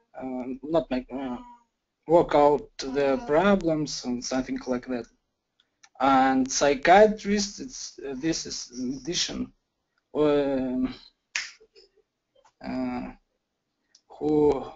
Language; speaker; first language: English; non-native, learner; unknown